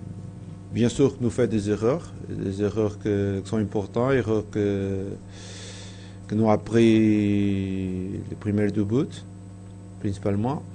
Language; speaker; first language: French; non-native, fluent; Portuguese